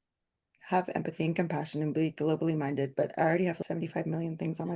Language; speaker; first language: English; native; English